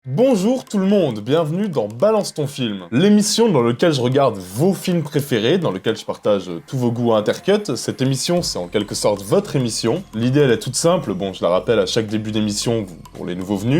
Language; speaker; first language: French; native; French